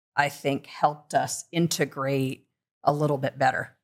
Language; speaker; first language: English; native; English